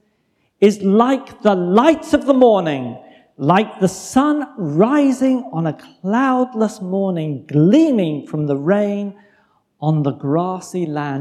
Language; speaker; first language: English; native; English